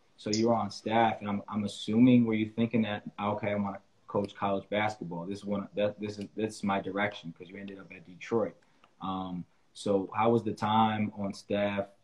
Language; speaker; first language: English; native; English